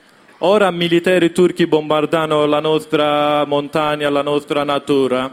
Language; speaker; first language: Italian; non-native, learner; Kurdish